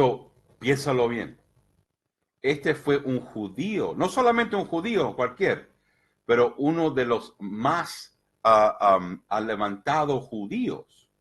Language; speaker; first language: Spanish; early bilingual, heritage; Spanish